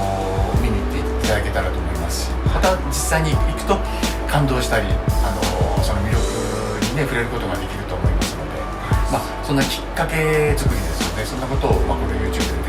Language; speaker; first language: Japanese; native; Japanese